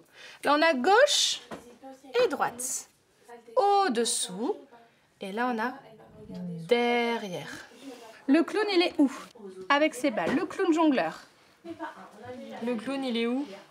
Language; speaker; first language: French; native; French